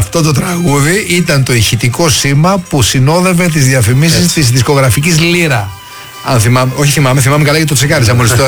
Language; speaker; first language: Greek; native; Greek